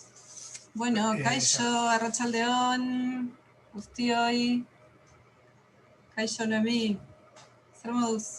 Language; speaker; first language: Basque; non-native, fluent; Spanish